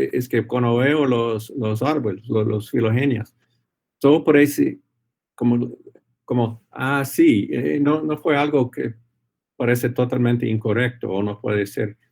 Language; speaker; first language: Spanish; non-native, fluent; English